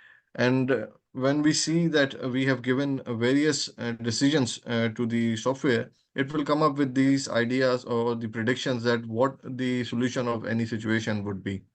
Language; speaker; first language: English; non-native, local second language; Urdu